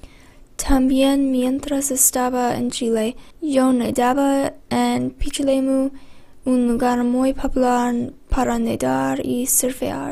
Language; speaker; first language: Spanish; non-native, learner; English